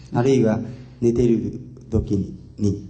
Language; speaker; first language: Japanese; non-native, fluent; Chinese